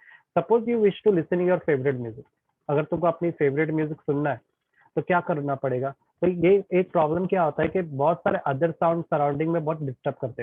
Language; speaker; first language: Hindi; native; Hindi